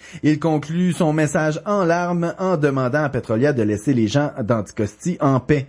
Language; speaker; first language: French; native; French